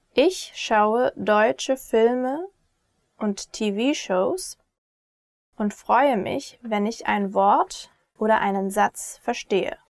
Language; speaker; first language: German; native; German